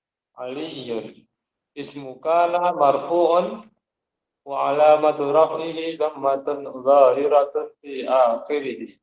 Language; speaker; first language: Arabic; non-native, learner; Indonesian